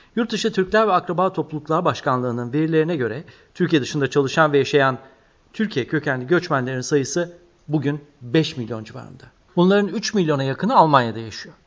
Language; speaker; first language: Turkish; native; Turkish